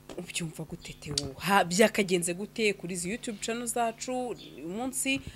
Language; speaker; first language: Kinyarwanda; native; Kinyarwanda